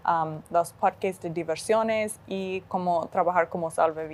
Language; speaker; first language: Spanish; non-native, fluent; English